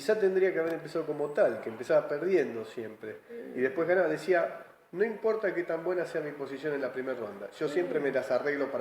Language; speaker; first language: Spanish; native; Spanish